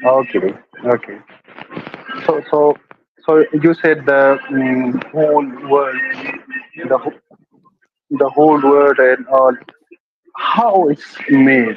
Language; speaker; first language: English; non-native, learner; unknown